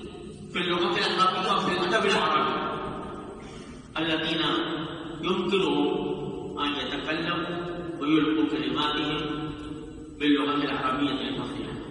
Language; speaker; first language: Arabic; non-native, fluent; Urdu